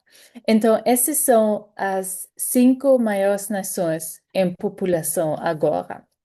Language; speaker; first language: Portuguese; non-native, fluent; German